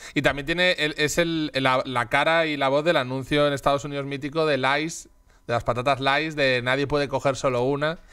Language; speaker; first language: Spanish; native; Spanish